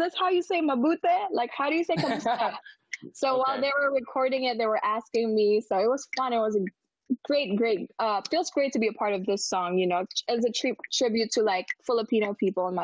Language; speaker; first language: English; non-native, local second language; Filipino